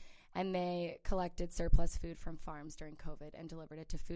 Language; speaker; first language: English; native; English